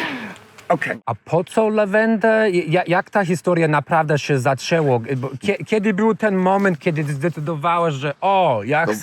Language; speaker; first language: Polish; non-native, learner; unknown